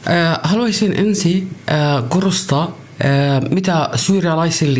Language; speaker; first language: Finnish; non-native, learner; Arabic